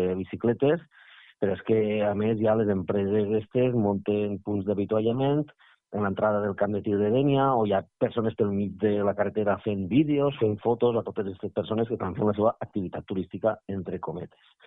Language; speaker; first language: Catalan; native; Catalan